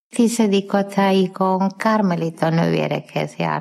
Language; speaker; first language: Hungarian; non-native, learner; Malayalam